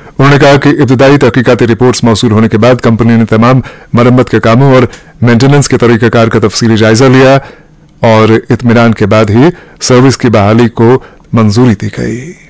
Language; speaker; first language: Urdu; non-native, local second language; Kashmiri